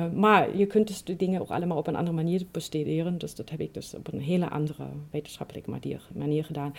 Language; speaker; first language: Dutch; non-native, fluent; German